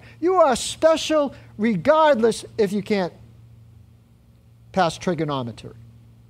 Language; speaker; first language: English; native; English